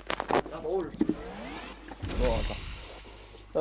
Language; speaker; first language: French; native; French